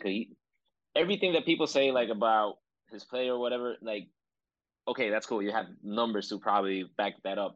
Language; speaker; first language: English; non-native, local second language; Spanish